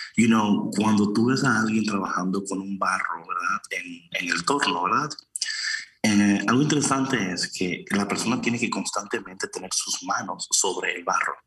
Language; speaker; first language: Spanish; early bilingual, heritage; Spanish